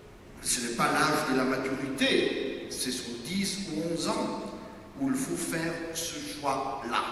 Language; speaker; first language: French; non-native, fluent; German